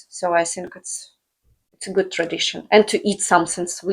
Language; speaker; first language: English; non-native, fluent; Russian